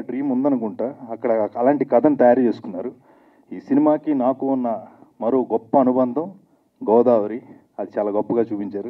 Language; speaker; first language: Telugu; native; Telugu